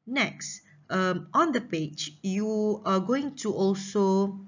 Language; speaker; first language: English; non-native, local second language; Malay